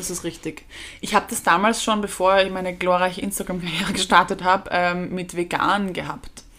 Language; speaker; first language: German; native; German